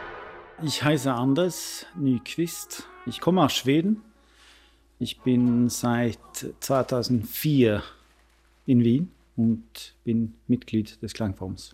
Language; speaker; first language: German; non-native, fluent; Swedish